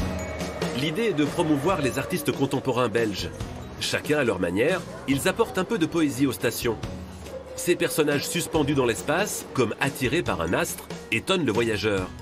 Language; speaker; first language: French; native; French